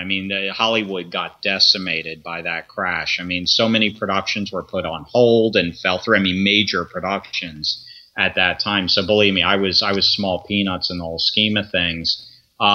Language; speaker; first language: English; native; English